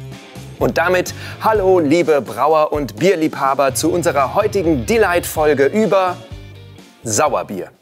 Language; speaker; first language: German; native; German